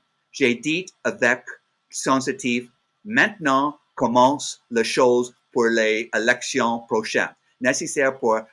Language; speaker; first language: French; non-native, learner; English